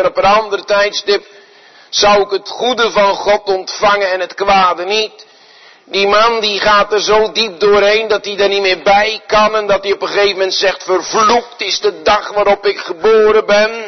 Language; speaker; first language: Dutch; native; Dutch